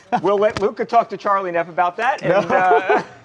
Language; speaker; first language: English; native; English